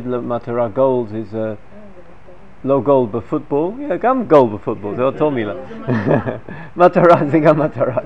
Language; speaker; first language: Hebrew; non-native, fluent; English